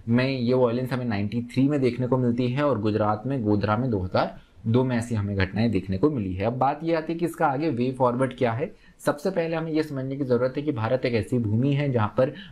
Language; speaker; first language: Hindi; native; Hindi